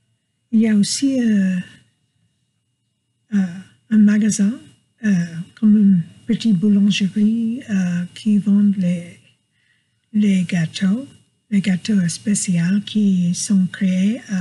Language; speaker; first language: French; non-native, learner; English